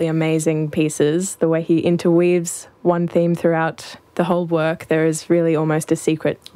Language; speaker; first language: English; native; English